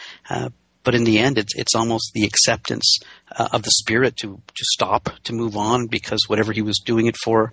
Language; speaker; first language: English; native; English